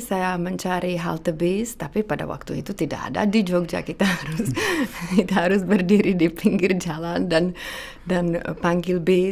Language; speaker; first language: Indonesian; non-native, fluent; Czech